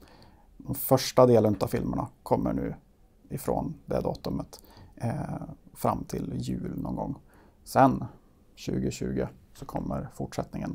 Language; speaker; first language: Swedish; native; Swedish